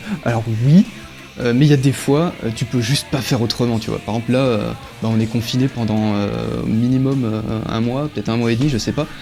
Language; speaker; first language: French; native; French